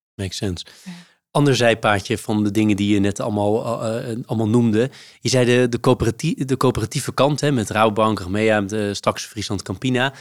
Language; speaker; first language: Dutch; native; Dutch